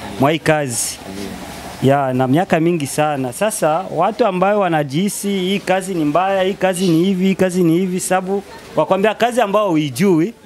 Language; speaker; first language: Swahili; native; Swahili